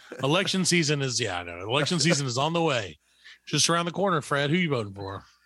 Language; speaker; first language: English; native; English